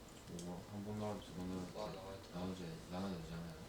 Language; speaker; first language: Korean; native; Korean